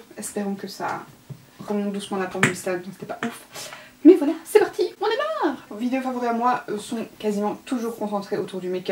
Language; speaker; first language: French; native; French